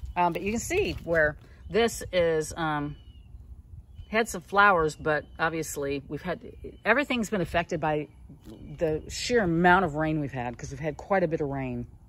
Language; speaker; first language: English; native; English